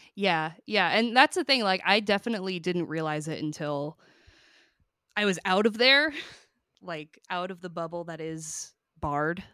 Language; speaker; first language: English; native; English